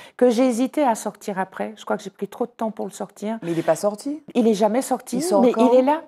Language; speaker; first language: French; native; French